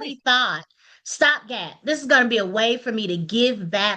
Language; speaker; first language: English; native; English